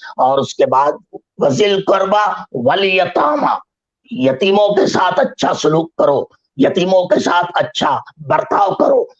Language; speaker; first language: Urdu; native; Urdu